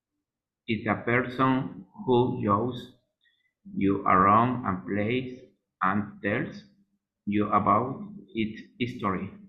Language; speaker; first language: English; non-native, learner; Spanish